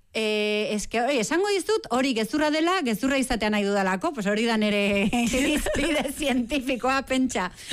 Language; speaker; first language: Basque; non-native, local second language; Spanish